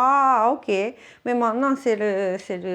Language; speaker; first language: French; non-native, learner; Japanese